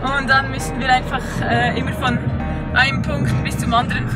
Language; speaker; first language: German; non-native, local second language; French